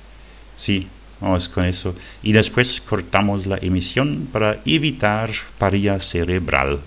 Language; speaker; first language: Spanish; non-native, fluent; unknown